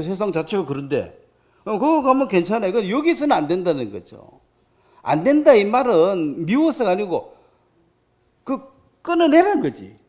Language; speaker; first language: Korean; native; Korean